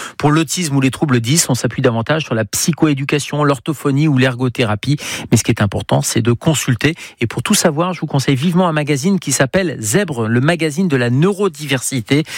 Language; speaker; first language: French; native; French